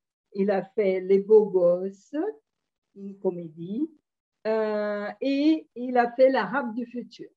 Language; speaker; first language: French; non-native, fluent; Portuguese